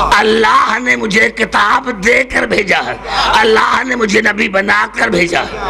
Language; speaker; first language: Urdu; non-native, local second language; Sindhi